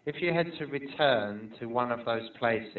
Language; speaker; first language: English; non-native, fluent; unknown